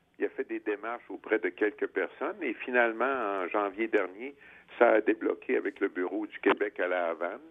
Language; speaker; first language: French; native; French